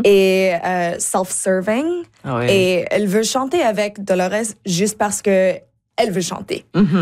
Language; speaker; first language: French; non-native, local second language; English